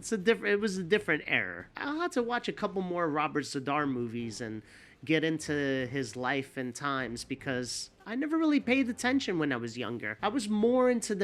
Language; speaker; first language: English; native; English